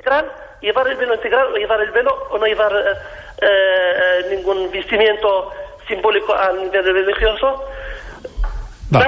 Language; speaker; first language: Spanish; non-native, fluent; Arabic